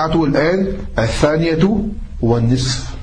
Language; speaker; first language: Arabic; non-native, fluent; French